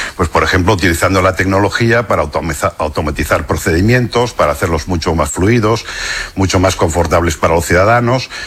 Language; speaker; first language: Spanish; non-native, local second language; Catalan